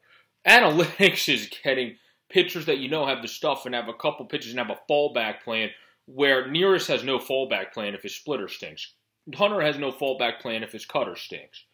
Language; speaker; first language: English; native; English